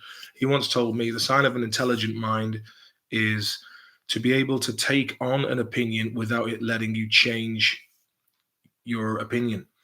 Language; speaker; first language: English; native; English